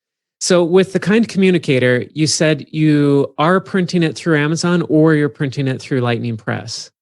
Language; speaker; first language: English; native; English